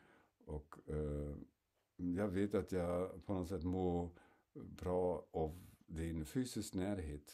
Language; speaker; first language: Swedish; non-native, fluent; German